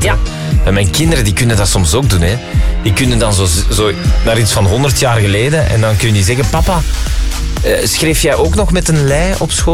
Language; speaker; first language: Dutch; native; Dutch